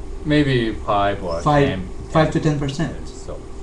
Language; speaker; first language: English; non-native, learner; Japanese